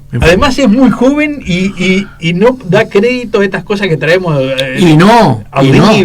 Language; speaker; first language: Spanish; native; Spanish